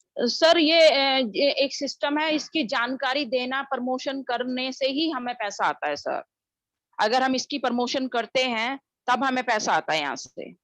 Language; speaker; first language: Hindi; native; Hindi